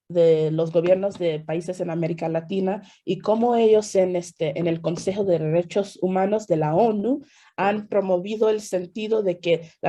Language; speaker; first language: Spanish; early bilingual, heritage; Spanish